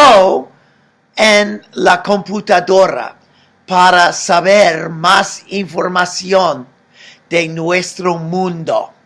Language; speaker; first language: Spanish; non-native, fluent; English